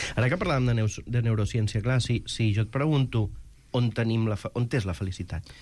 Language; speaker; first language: Catalan; native; Catalan